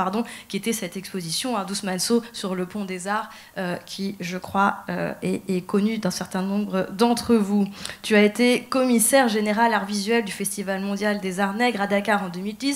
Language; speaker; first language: French; native; French